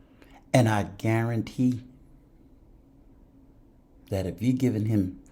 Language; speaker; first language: English; native; English